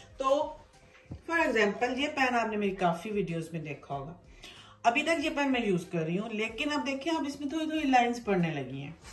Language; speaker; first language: Urdu; native; Urdu